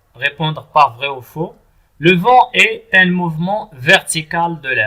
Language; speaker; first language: French; non-native, local second language; Arabic